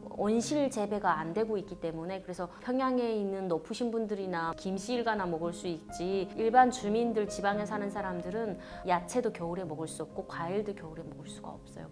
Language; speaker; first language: Korean; native; Korean